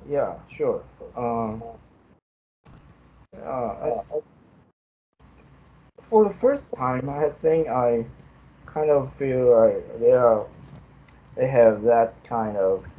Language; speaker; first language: English; non-native, fluent; Chinese